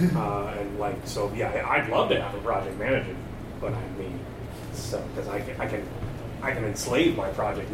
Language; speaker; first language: English; native; English